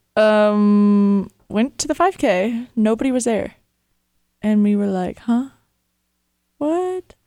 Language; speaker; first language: English; native; English